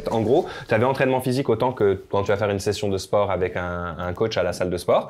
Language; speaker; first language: French; native; French